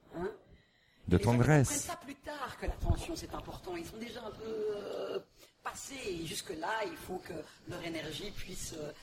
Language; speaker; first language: French; native; French